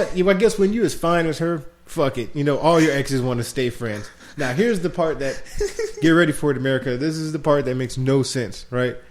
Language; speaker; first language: English; native; English